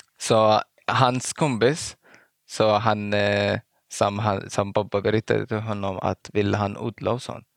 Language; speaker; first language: Swedish; non-native, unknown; Arabic